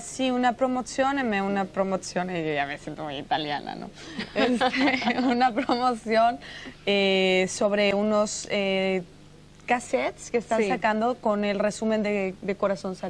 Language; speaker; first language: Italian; non-native, learner; Spanish